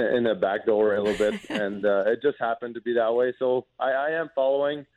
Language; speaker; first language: English; non-native, fluent; French